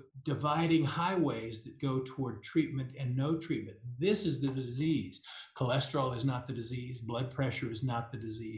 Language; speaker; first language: English; native; English